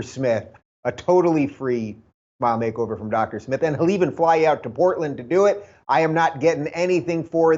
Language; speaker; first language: English; native; English